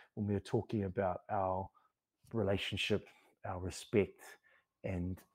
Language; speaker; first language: English; native; English